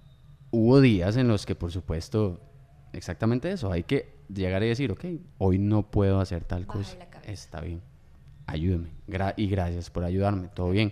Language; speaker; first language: Spanish; native; Spanish